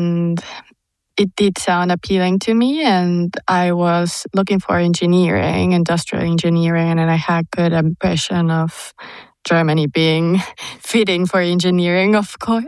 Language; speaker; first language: English; non-native, fluent; Spanish